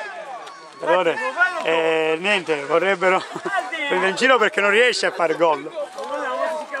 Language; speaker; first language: Italian; native; Italian